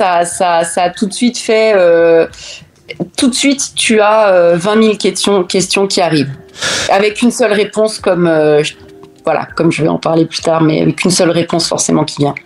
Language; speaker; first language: French; native; French